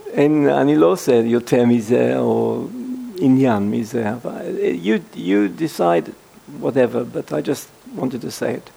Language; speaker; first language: Hebrew; non-native, fluent; English